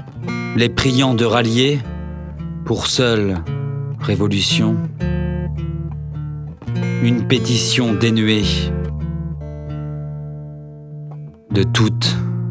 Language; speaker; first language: French; native; French